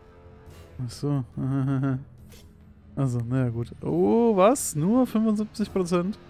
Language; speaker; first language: German; native; German